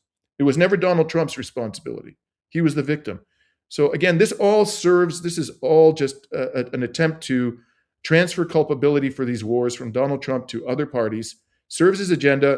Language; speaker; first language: English; native; English